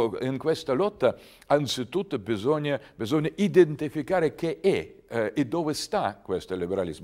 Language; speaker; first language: Italian; non-native, learner; Russian